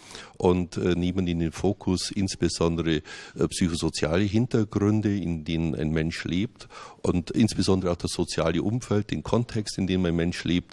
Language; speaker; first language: German; native; German